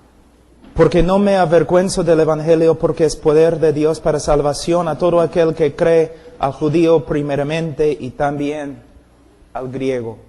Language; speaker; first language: Spanish; non-native, fluent; English